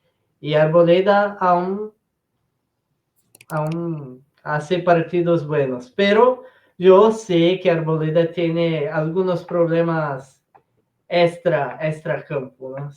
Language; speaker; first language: Spanish; non-native, learner; Portuguese